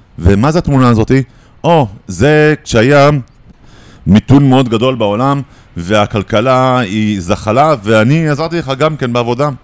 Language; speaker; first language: Hebrew; native; Hebrew